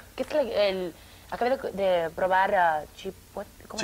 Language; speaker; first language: Spanish; early bilingual, heritage; English